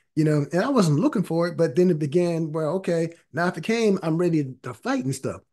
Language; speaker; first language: English; native; English